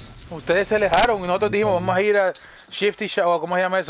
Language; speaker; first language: Spanish; early bilingual, heritage; Spanish